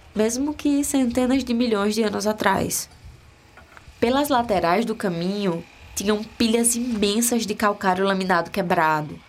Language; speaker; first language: Portuguese; native; Portuguese